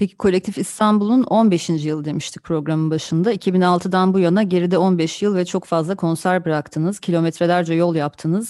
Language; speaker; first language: Turkish; native; Turkish